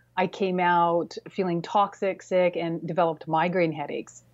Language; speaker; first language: English; early bilingual, other home language; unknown